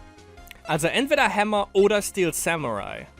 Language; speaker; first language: German; native; German